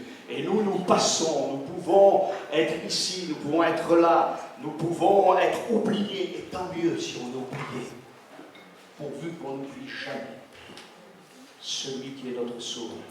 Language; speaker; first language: French; native; French